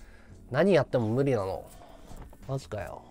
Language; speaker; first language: Japanese; native; Japanese